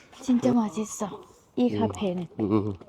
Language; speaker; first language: Korean; non-native, learner; Thai